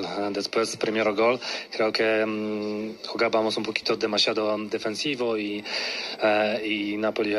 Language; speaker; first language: Spanish; non-native, learner; Polish